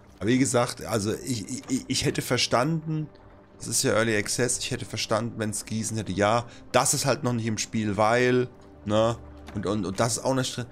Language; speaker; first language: German; native; German